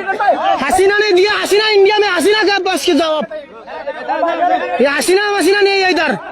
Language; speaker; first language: Hindi; non-native, learner; Bangla